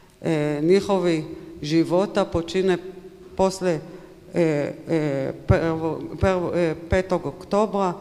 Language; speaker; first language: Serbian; non-native, learner; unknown